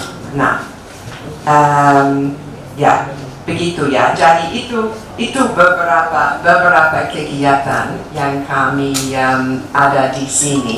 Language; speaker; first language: Indonesian; non-native, fluent; English